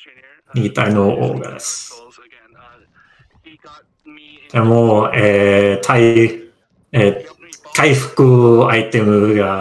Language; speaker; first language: Japanese; non-native, learner; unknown